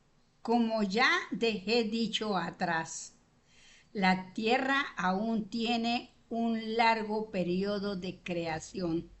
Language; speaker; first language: Spanish; native; Spanish